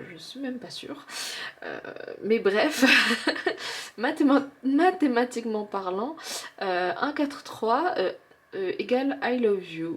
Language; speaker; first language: French; native; French